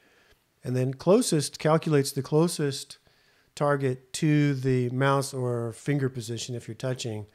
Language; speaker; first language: English; native; English